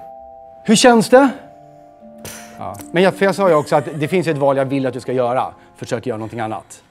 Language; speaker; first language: Swedish; native; Swedish